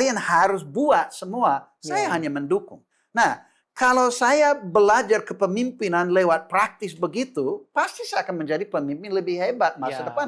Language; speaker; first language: Indonesian; non-native, fluent; English